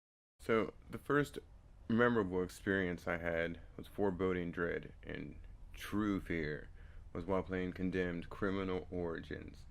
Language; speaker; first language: English; native; English